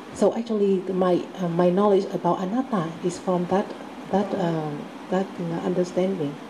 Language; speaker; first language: English; non-native, learner; Vietnamese